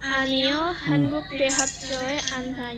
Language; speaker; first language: Korean; non-native, learner; Indonesian